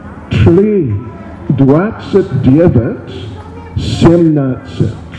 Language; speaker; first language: Russian; non-native, learner; English